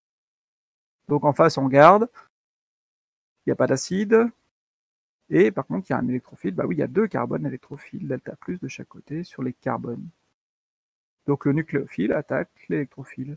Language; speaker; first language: French; native; French